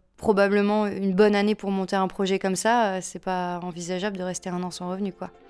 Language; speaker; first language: French; native; French